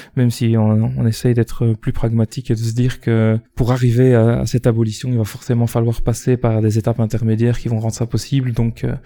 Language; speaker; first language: French; native; French